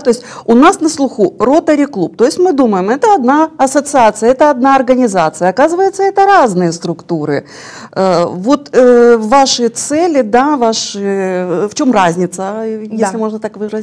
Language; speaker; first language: Russian; native; Russian